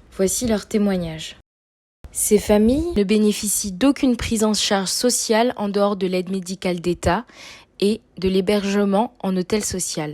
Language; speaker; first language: French; native; French